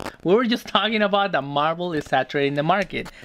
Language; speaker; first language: English; native; English